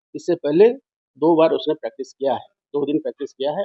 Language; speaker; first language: Hindi; non-native, local second language; Assamese